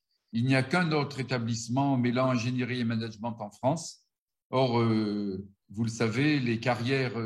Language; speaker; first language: French; native; French